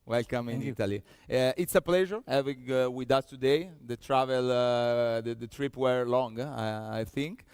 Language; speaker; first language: English; non-native, fluent; Italian